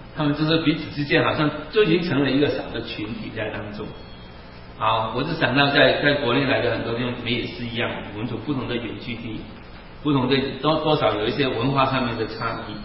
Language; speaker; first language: Chinese; non-native, local second language; Cantonese